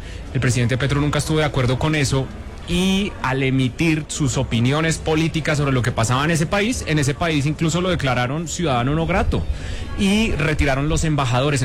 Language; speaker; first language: Spanish; native; Spanish